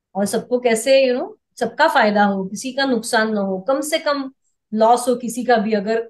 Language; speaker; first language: Hindi; non-native, local second language; Marathi